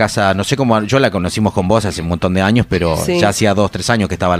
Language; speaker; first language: Spanish; native; Spanish